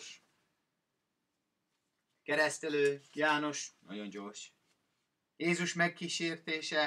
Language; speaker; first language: Hungarian; non-native, learner; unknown